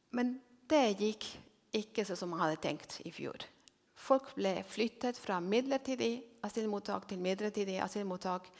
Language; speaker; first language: Norwegian; non-native, fluent; Spanish